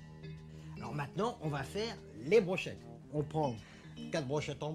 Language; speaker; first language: French; native; French